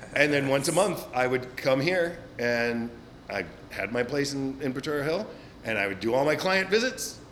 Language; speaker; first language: English; native; English